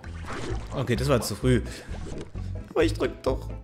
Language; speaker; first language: German; native; German